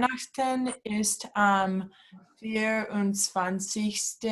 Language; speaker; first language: German; non-native, learner; English